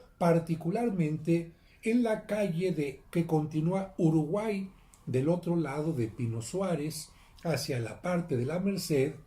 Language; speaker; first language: Spanish; native; Spanish